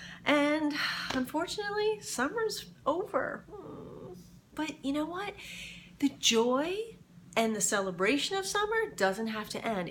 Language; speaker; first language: English; native; English